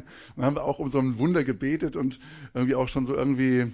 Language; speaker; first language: German; native; German